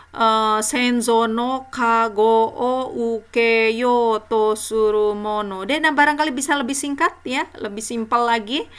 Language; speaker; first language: Indonesian; native; Indonesian